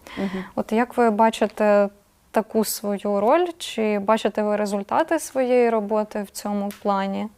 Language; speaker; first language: Ukrainian; native; Ukrainian